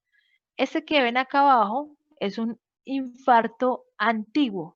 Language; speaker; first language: Spanish; native; Spanish